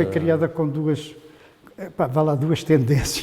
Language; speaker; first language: Portuguese; native; Portuguese